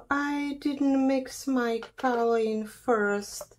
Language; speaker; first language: English; non-native, fluent; Czech